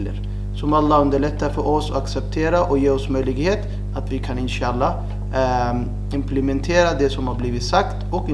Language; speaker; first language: Swedish; non-native, fluent; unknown